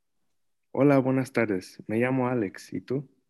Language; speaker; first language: Spanish; early bilingual, heritage; Spanish